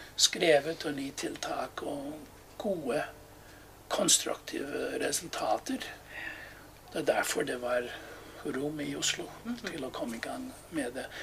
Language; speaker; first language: Norwegian; non-native, fluent; English